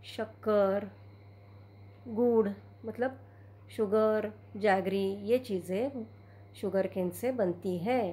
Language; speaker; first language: Hindi; non-native, local second language; Marathi